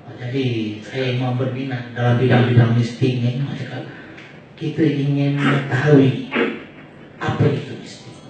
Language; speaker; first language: Malay; native; Malay